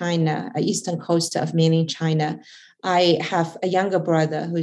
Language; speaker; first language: English; non-native, fluent; Chinese